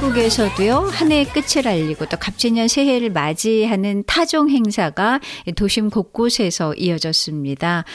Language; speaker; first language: Korean; native; Korean